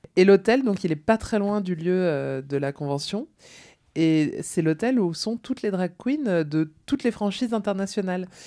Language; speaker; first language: French; native; French